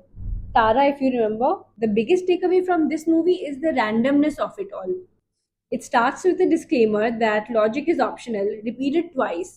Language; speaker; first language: English; non-native, local second language; Hindi